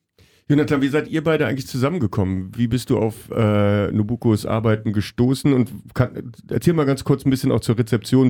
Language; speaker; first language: German; native; German